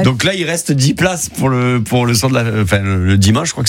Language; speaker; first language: French; native; French